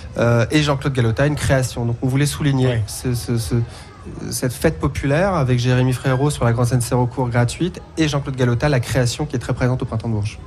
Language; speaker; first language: French; native; French